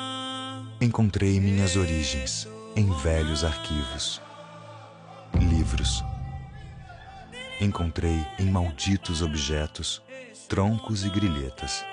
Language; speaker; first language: Portuguese; native; Portuguese